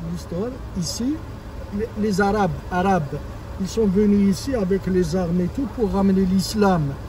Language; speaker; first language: French; non-native, local second language; Kabyle